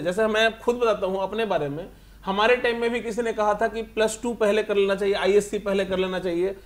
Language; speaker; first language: Hindi; native; Hindi